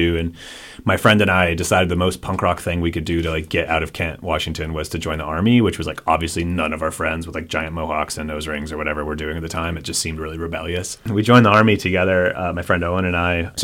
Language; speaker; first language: English; native; English